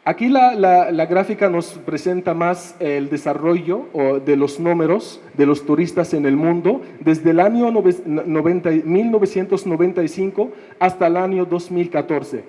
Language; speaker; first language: Spanish; non-native, fluent; Arabic